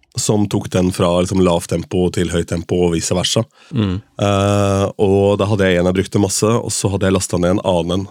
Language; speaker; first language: Norwegian; native; Norwegian